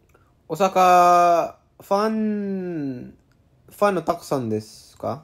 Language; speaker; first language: Japanese; non-native, learner; English